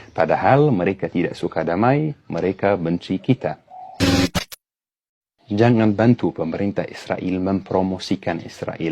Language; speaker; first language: Indonesian; non-native, fluent; Arabic